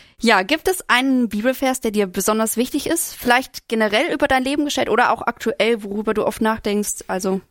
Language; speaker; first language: German; native; German